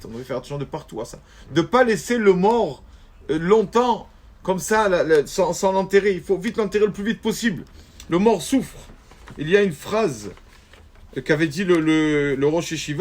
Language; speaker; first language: French; native; French